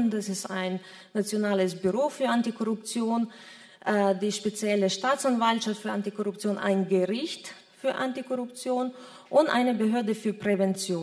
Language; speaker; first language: German; non-native, fluent; Ukrainian